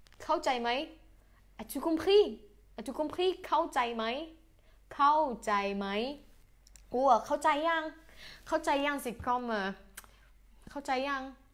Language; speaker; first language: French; non-native, fluent; Thai